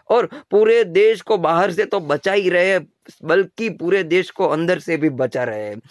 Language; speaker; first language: Hindi; non-native, local second language; Gujarati